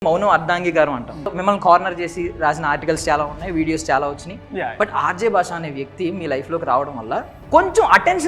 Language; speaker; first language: Telugu; native; Telugu